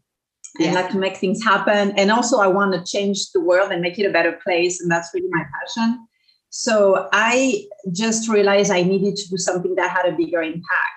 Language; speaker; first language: English; non-native, fluent; French